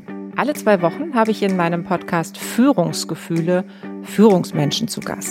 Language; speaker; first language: German; native; German